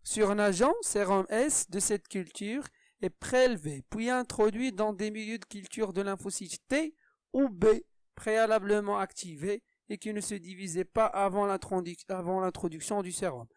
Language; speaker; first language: French; non-native, local second language; Arabic